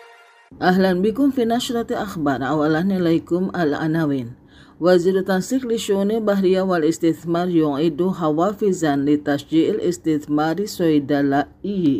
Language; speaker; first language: Arabic; non-native, fluent; Indonesian